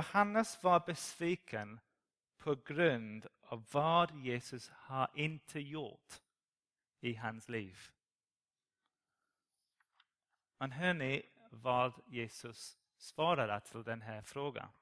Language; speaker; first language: Swedish; non-native, learner; English